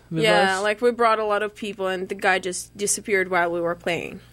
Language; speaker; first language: English; non-native, fluent; Russian